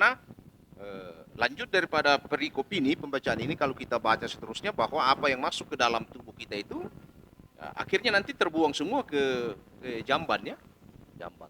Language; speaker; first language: Indonesian; native; Indonesian